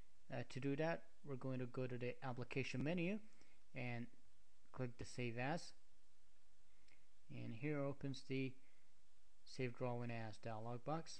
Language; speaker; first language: English; non-native, fluent; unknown